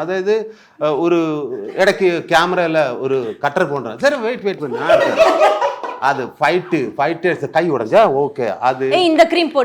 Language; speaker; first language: Tamil; non-native, learner; Malayalam